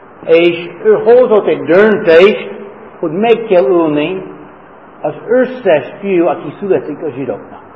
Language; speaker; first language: Hungarian; non-native, fluent; English